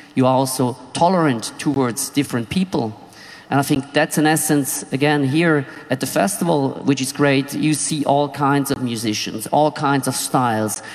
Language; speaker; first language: English; non-native, fluent; Swiss German